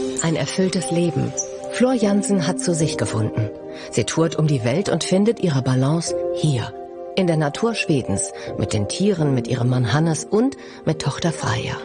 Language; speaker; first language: German; native; German